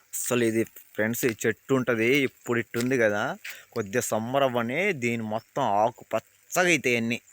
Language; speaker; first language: Telugu; non-native, local second language; Lambadi